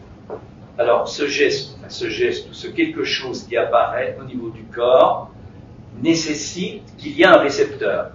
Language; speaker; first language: French; native; French